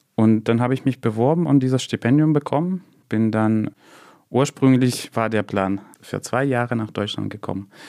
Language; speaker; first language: German; non-native, fluent; Russian